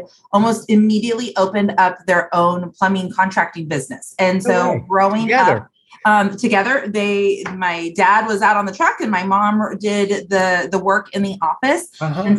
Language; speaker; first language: English; native; English